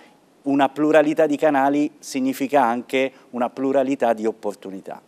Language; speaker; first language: Italian; native; Italian